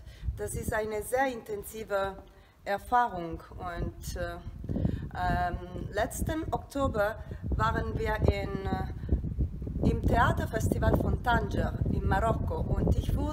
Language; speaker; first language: German; non-native, fluent; Italian